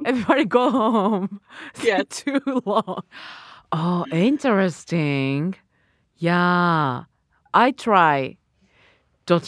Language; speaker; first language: English; non-native, learner; Japanese